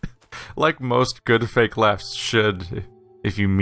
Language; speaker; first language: English; native; English